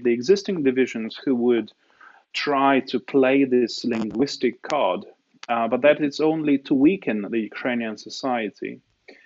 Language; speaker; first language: English; non-native, fluent; Russian